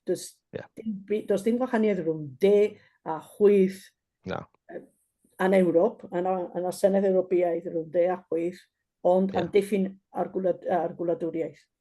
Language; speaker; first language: Welsh; non-native, fluent; Basque